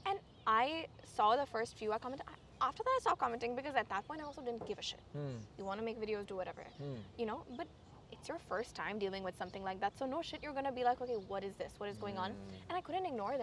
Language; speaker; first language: English; early bilingual, other home language; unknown